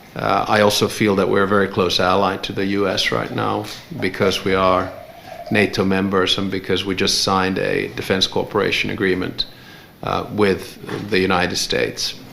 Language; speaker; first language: English; non-native, fluent; Finnish